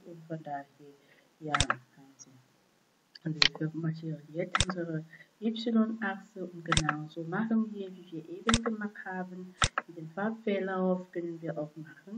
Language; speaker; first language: German; non-native, fluent; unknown